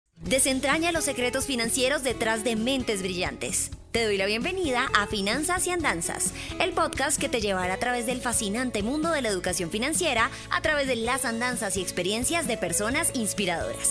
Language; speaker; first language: Spanish; native; Spanish